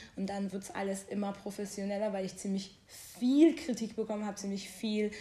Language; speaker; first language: German; non-native, fluent; Persian